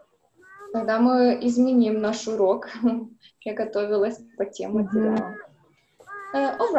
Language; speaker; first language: Russian; native; Russian